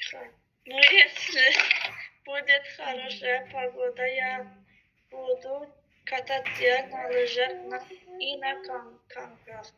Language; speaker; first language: Russian; non-native, learner; Azerbaijani